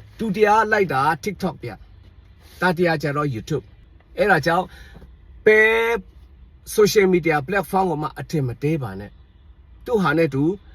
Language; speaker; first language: Burmese; non-native, local second language; Shan